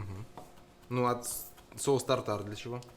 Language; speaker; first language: Russian; native; Russian